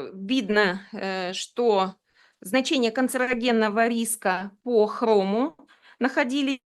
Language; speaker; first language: Russian; native; Russian